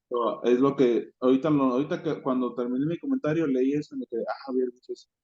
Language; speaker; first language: Spanish; native; Spanish